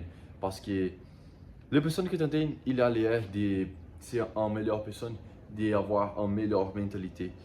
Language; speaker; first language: French; non-native, learner; Portuguese